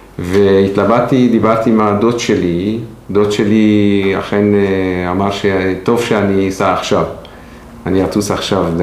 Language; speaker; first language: Hebrew; non-native, fluent; Persian